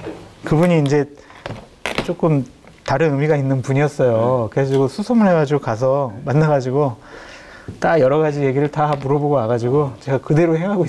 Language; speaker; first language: Korean; native; Korean